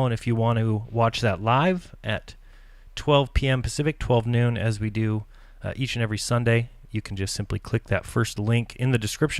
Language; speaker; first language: English; native; English